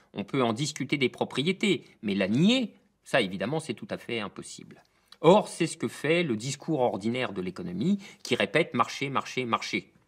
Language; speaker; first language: French; native; French